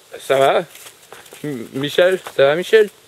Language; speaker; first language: French; non-native, learner; English